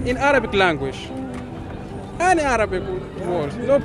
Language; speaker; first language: English; non-native, learner; Arabic